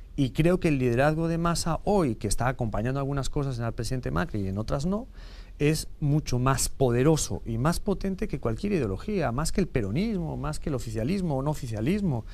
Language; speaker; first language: Spanish; native; Spanish